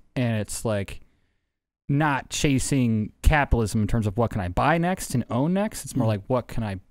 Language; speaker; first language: English; native; English